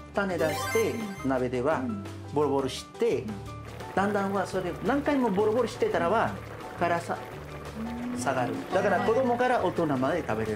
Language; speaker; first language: Japanese; non-native, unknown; Spanish